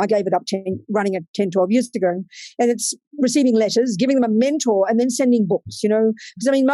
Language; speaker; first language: English; native; English